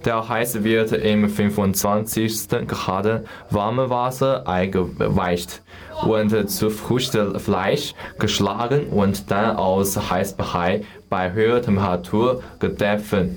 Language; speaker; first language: German; non-native, learner; Chinese